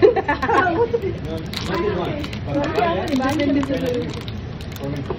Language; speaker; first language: English; non-native, learner; Spanish